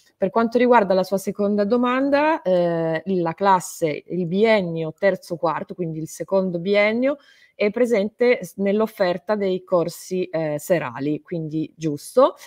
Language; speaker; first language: Italian; native; Italian